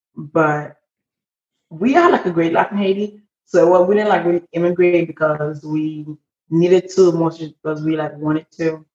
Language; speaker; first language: English; early bilingual, other home language; Haitian Creole